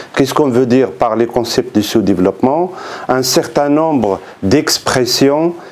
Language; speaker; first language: French; non-native, local second language; Arabic